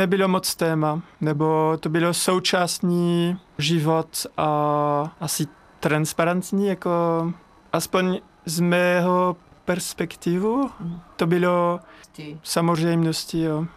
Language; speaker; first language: Czech; non-native, learner; French